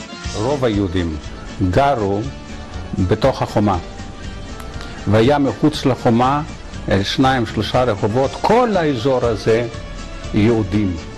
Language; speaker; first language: Hebrew; non-native, fluent; Greek